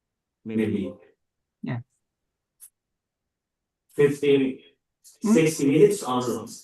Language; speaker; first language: English; non-native, fluent; Indonesian